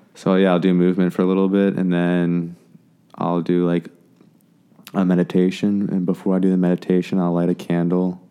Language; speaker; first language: English; native; English